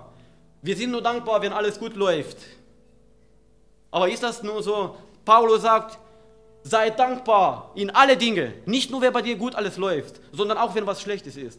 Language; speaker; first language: German; non-native, fluent; Romanian